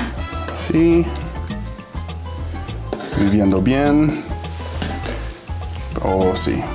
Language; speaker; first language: Spanish; non-native, fluent; English